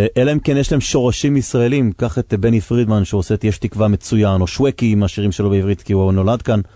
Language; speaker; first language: Hebrew; native; Hebrew